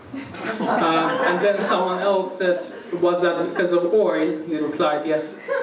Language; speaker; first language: English; non-native, fluent; Persian